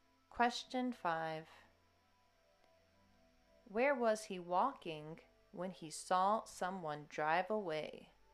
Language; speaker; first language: English; native; English